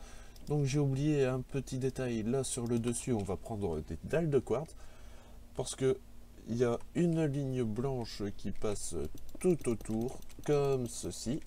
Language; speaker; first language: French; native; French